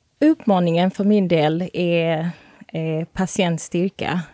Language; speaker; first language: Swedish; non-native, fluent; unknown